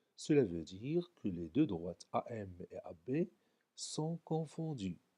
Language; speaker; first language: French; non-native, local second language; Arabic